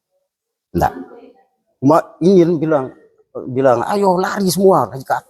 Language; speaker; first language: Indonesian; non-native, local second language; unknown